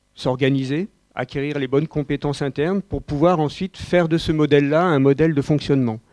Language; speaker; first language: French; native; French